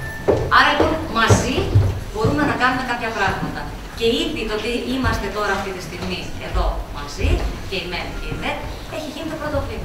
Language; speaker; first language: Greek; native; Greek